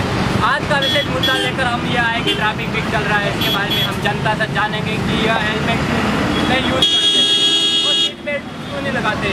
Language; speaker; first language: Hindi; native; Hindi